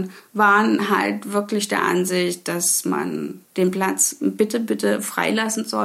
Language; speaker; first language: German; native; German